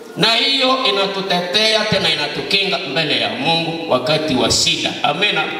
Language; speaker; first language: Swahili; non-native, local second language; Nande